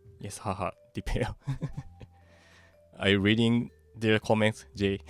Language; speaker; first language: English; non-native, fluent; Japanese